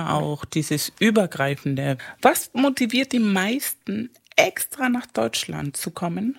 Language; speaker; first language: German; non-native, fluent; Spanish